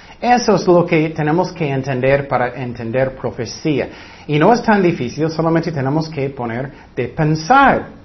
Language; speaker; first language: Spanish; non-native, fluent; English